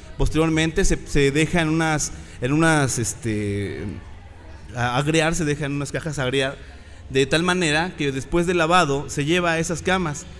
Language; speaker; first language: Spanish; native; Spanish